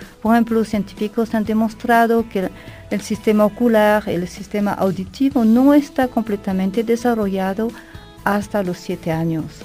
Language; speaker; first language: Spanish; non-native, fluent; French